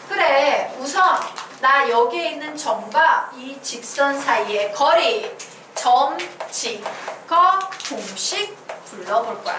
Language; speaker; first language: Korean; native; Korean